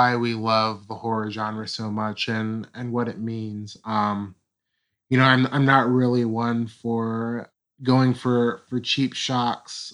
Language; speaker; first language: English; native; English